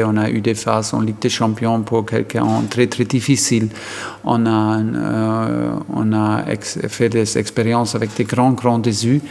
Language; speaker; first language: French; non-native, fluent; German